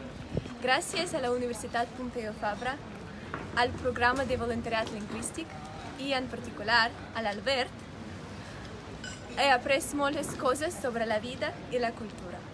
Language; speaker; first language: Catalan; non-native, learner; Russian